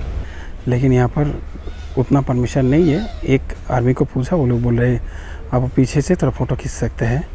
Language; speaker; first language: Hindi; non-native, local second language; Bangla